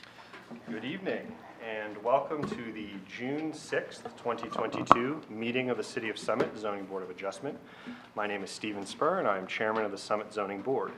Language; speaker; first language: English; native; English